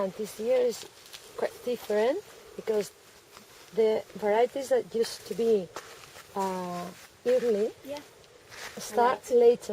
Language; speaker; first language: English; non-native, fluent; Catalan